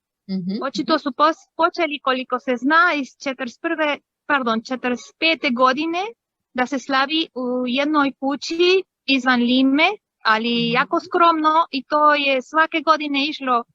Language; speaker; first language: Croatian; early bilingual, heritage; Croatian